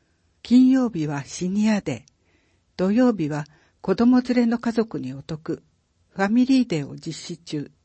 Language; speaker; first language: Japanese; native; Japanese